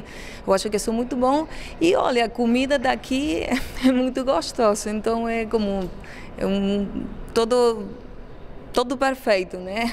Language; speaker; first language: Portuguese; non-native, learner; Spanish